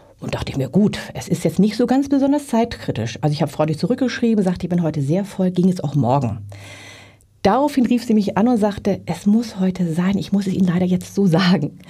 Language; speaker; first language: German; native; German